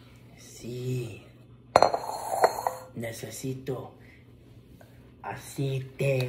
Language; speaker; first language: Spanish; non-native, learner; English